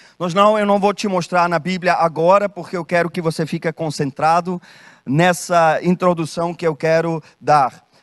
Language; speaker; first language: Portuguese; non-native, fluent; German